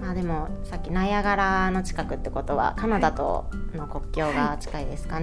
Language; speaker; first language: Japanese; native; Japanese